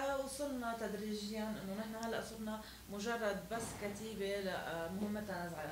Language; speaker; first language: Arabic; native; Arabic